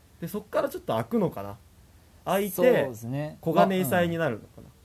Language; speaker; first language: Japanese; native; Japanese